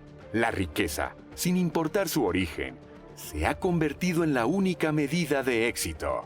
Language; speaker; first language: Spanish; native; Spanish